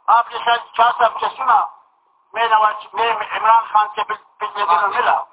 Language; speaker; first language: Urdu; non-native, local second language; Pashto